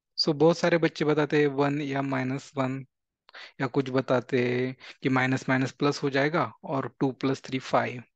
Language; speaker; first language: Hindi; non-native, local second language; Marathi